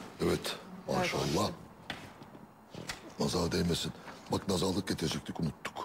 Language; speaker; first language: Turkish; native; Turkish